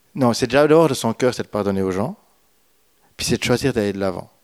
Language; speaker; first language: French; native; French